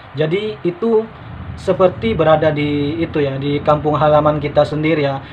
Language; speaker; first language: Indonesian; native; Indonesian